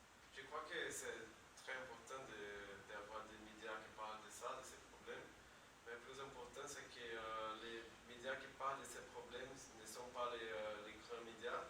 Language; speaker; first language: French; non-native, learner; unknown